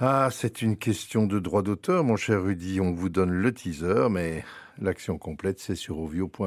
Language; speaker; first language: French; native; French